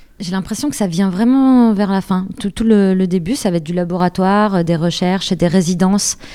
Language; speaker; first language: French; native; French